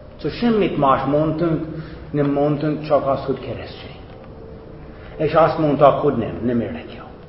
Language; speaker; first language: Hungarian; non-native, fluent; English